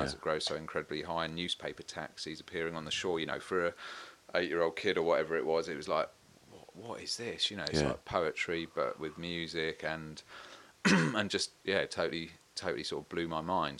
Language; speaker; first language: English; native; English